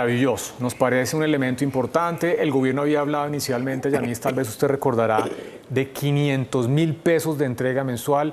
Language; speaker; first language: Spanish; native; Spanish